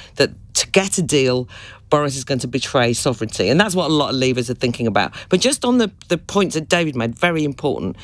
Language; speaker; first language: English; native; English